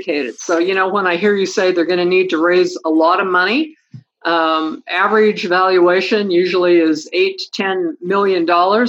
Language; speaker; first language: English; native; English